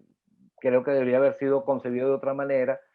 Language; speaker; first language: Spanish; native; Spanish